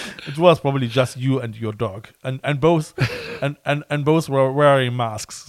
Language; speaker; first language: English; non-native, fluent; German